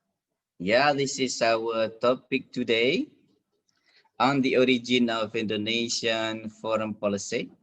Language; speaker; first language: English; non-native, fluent; Indonesian